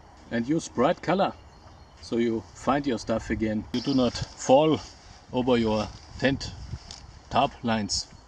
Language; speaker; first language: English; non-native, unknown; German